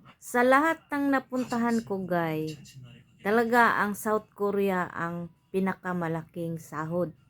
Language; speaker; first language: Filipino; native; Filipino